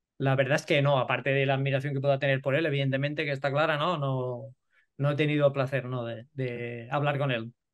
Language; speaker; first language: Spanish; native; Spanish